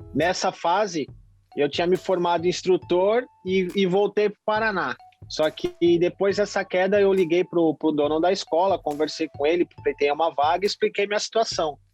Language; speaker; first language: Portuguese; native; Portuguese